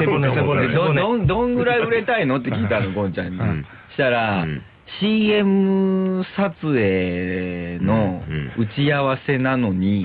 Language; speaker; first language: Japanese; native; Japanese